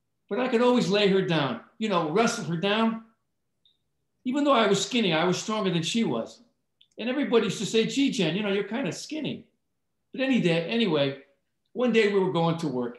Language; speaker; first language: English; early bilingual, other home language; Italian